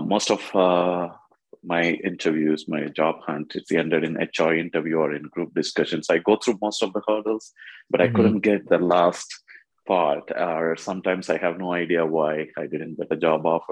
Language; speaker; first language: English; non-native, local second language; Tamil